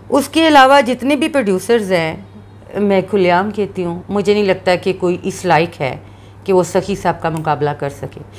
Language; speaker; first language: Urdu; non-native, local second language; Punjabi